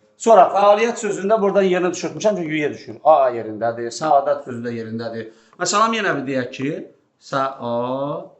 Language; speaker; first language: Azerbaijani; non-native, local second language; Talysh